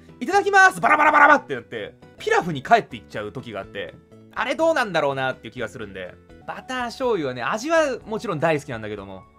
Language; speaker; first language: Japanese; native; Japanese